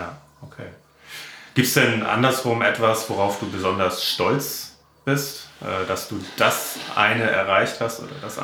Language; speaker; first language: German; native; German